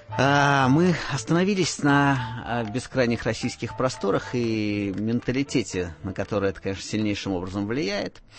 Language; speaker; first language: Russian; native; Russian